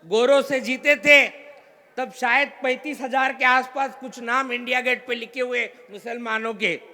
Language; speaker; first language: Hindi; non-native, local second language; Marathi